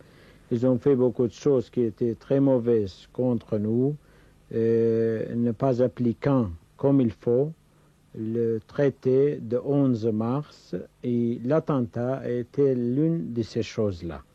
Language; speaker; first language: French; non-native, fluent; Kurdish